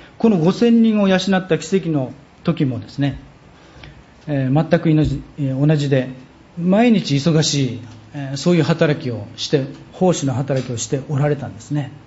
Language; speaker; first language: Japanese; native; Japanese